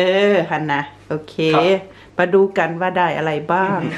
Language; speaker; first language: Thai; native; Thai